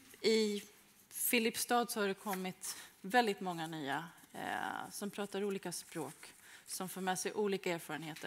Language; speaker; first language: Swedish; native; Swedish